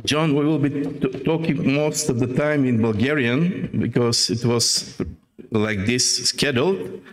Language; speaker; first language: English; non-native, fluent; Bulgarian